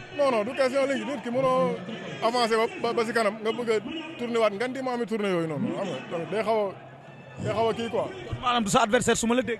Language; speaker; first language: Wolof; native; Wolof